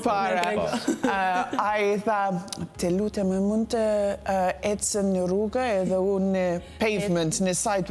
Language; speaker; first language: Albanian; non-native, learner; English